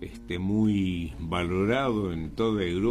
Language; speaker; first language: Spanish; native; Spanish